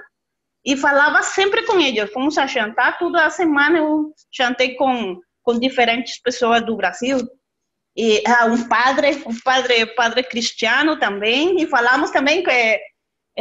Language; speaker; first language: Portuguese; non-native, learner; Spanish